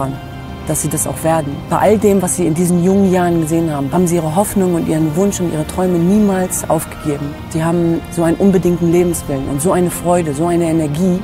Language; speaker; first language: German; native; German